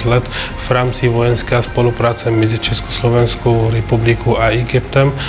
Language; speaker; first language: Czech; non-native, fluent; Arabic